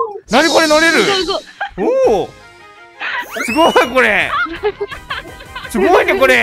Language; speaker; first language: Japanese; native; Japanese